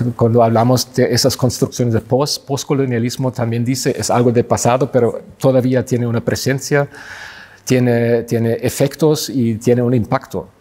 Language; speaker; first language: Spanish; non-native, fluent; German